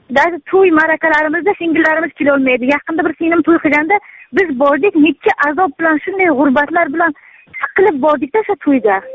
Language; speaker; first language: Uzbek; native; Uzbek